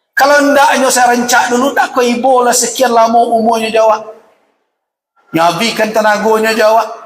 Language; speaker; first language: Malay; non-native, local second language; Minangkabau